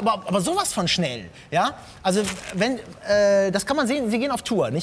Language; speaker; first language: German; native; German